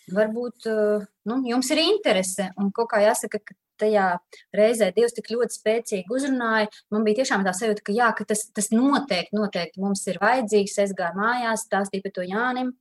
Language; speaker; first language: Latvian; native; Latvian